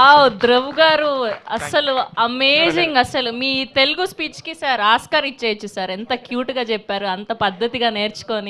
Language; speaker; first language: Telugu; native; Telugu